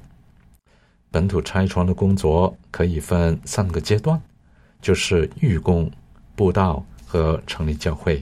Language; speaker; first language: Chinese; non-native, local second language; Cantonese